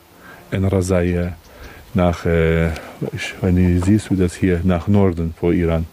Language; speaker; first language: German; non-native, learner; Kurdish